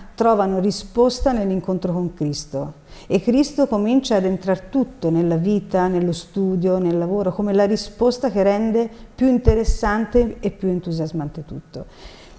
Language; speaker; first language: Italian; native; Italian